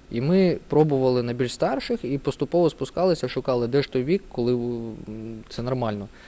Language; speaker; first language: Ukrainian; non-native, local second language; Russian